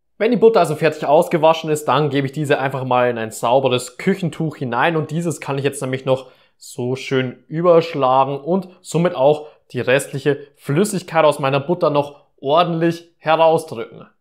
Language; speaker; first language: German; native; German